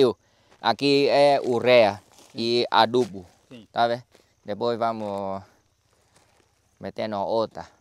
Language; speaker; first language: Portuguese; non-native, learner; Vietnamese